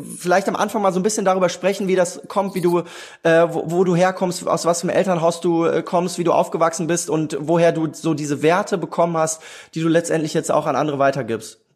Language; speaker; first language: German; native; German